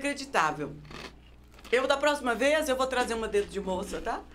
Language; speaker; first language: Portuguese; native; Portuguese